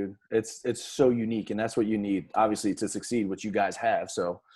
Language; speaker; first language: English; native; English